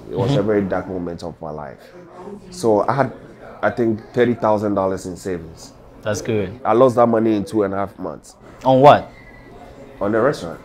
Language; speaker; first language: English; non-native, local second language; Ga